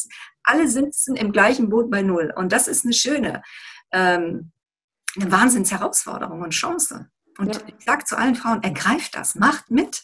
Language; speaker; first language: German; native; German